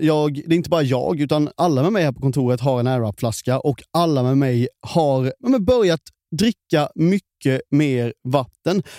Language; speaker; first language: Swedish; native; Swedish